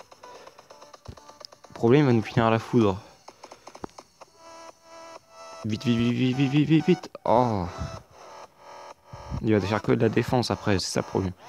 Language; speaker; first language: French; native; French